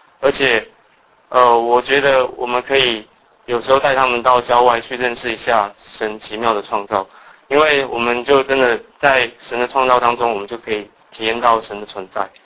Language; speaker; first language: Chinese; early bilingual, other home language; Cantonese